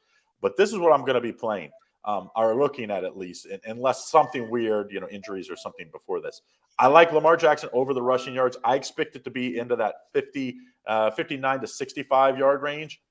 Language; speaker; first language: English; native; English